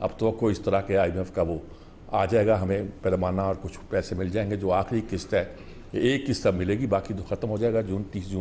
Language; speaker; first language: Urdu; native; Urdu